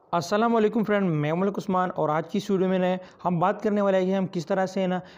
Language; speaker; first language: Urdu; non-native, local second language; Pashto